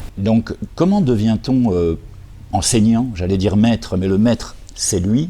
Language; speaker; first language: French; native; French